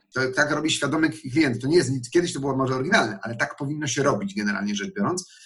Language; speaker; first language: Polish; native; Polish